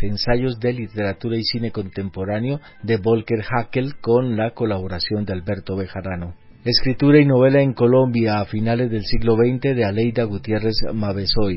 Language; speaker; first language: Spanish; native; Spanish